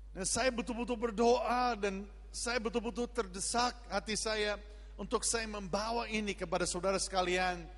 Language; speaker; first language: Indonesian; non-native, fluent; English